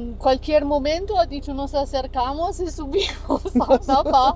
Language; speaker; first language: Spanish; non-native, fluent; German